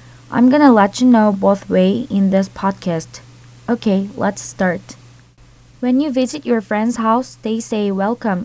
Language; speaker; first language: English; non-native, fluent; Korean